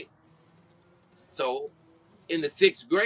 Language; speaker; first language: English; native; English